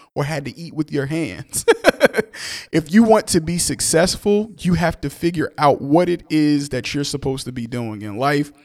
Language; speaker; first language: English; native; English